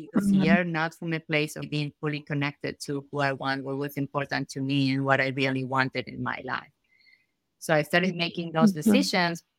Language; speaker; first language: English; non-native, fluent; Spanish